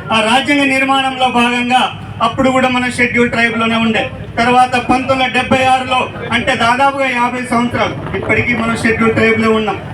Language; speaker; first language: Telugu; non-native, local second language; Lambadi